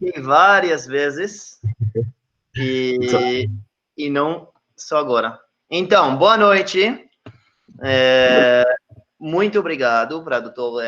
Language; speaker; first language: Portuguese; non-native, fluent; Hebrew